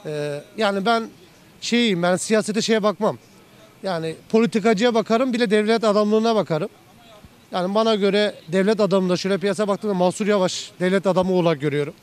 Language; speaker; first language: Turkish; native; Turkish